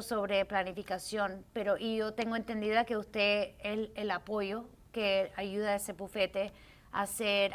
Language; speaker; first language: Spanish; early bilingual, heritage; Spanish